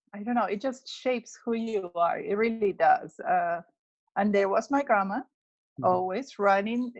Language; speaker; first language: English; non-native, fluent; Spanish